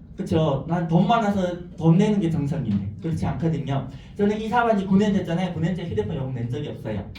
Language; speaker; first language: Korean; non-native, fluent; Chinese